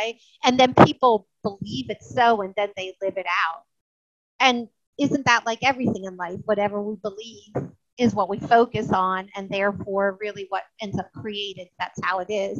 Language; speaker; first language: English; native; English